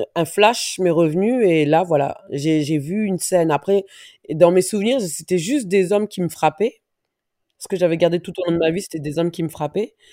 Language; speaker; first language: French; native; French